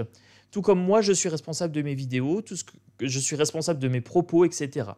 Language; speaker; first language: French; native; French